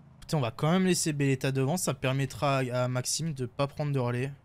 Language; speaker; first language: French; native; French